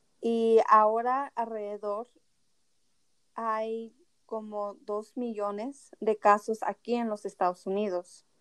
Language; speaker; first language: Spanish; early bilingual, heritage; Spanish